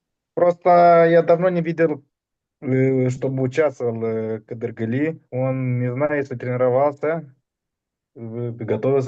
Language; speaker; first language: Russian; non-native, fluent; Romanian